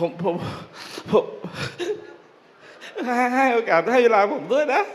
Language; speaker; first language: Thai; non-native, local second language; Hmong